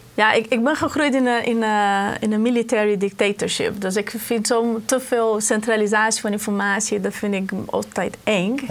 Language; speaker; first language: Dutch; non-native, fluent; Portuguese